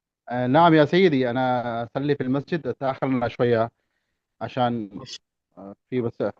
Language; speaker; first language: Arabic; non-native, fluent; Urdu